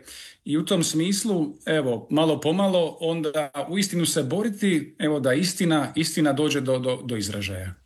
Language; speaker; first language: Serbian; native; Serbian